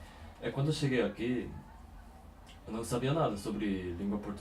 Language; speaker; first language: Portuguese; non-native, fluent; Korean